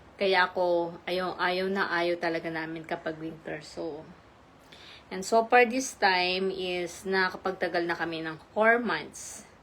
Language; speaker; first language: Filipino; non-native, local second language; Iloko